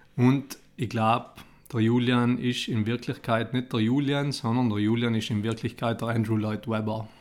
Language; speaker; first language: German; native; German